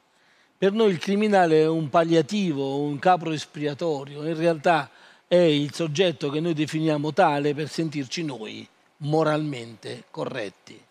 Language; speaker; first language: Italian; native; Italian